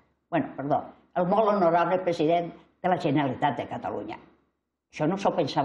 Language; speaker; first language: Catalan; native; Catalan